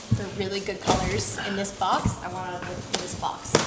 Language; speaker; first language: English; native; English